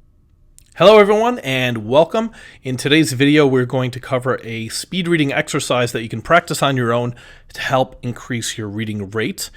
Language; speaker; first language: English; native; English